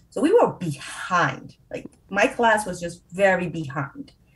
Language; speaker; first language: English; non-native, fluent; Spanish